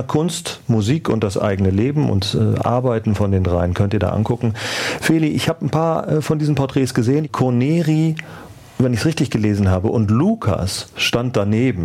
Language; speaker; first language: German; native; German